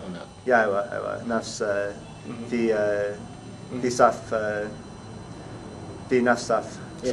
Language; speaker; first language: Arabic; non-native, learner; English